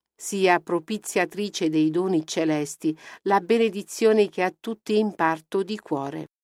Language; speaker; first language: Italian; non-native, fluent; Polish